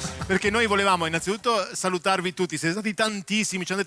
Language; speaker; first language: Italian; native; Italian